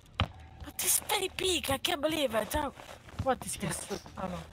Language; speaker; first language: English; non-native, learner; Hungarian